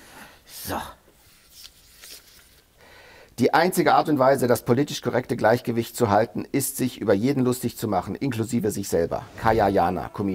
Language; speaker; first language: German; native; German